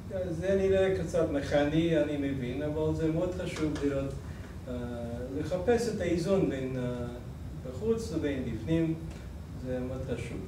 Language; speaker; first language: Hebrew; non-native, fluent; English